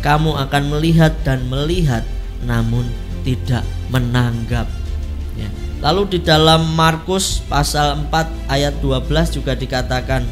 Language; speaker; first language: Indonesian; native; Indonesian